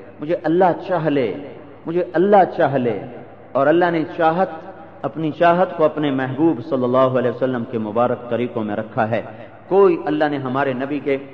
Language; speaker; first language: Urdu; non-native, local second language; Punjabi